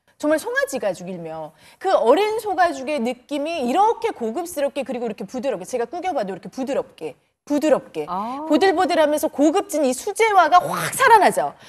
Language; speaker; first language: Korean; native; Korean